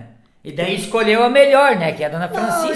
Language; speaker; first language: Portuguese; native; Portuguese